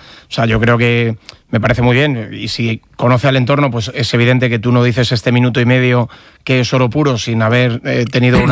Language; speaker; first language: Spanish; native; Spanish